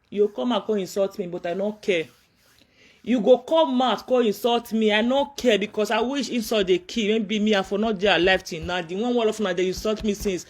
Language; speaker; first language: Nigerian Pidgin; non-native, local second language; Yoruba